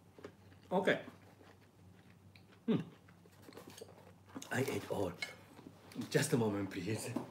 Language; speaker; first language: English; non-native, learner; Japanese